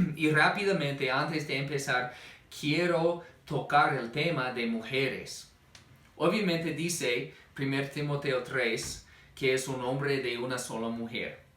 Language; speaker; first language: Spanish; non-native, fluent; English